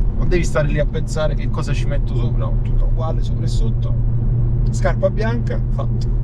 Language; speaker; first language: Italian; native; Italian